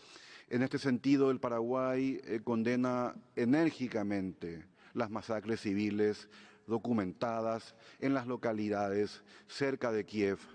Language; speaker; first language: Spanish; native; Spanish